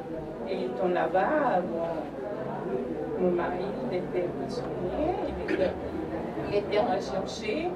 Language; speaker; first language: French; non-native, fluent; Spanish